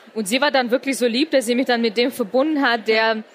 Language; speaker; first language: German; native; German